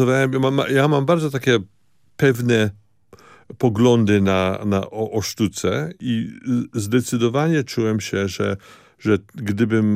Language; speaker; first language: Polish; early bilingual, heritage; Polish